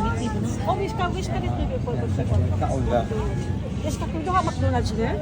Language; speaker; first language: Swedish; non-native, learner; Cebuano